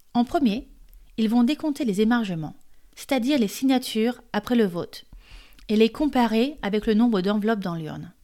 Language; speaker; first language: French; native; French